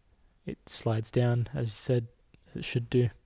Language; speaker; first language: English; native; English